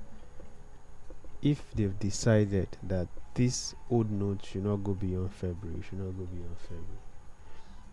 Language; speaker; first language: English; non-native, local second language; Yoruba